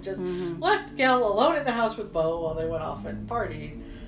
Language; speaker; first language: English; native; English